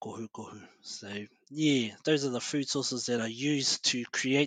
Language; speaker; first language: English; native; English